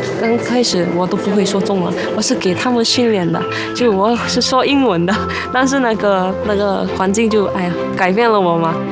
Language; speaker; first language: Chinese; non-native, local second language; English